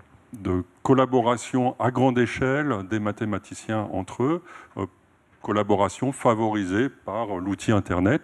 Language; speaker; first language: French; native; French